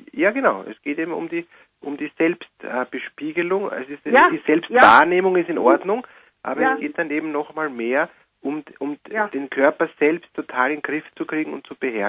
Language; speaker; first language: German; native; German